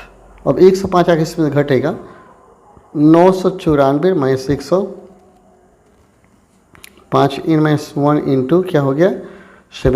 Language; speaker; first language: Hindi; native; Hindi